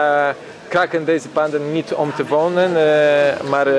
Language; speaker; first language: Dutch; non-native, learner; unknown